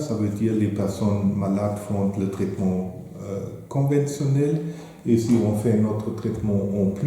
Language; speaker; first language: French; non-native, fluent; German